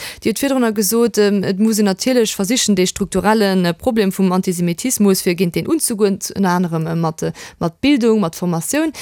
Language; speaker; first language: Luxembourgish; native; Luxembourgish